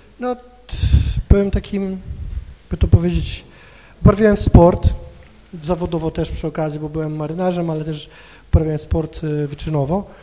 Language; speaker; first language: Polish; non-native, local second language; Kashubian